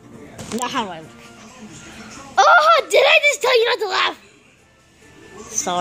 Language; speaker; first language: English; native; English